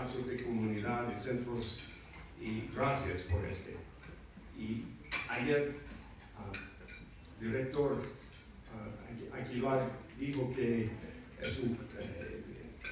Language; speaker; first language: Spanish; non-native, learner; English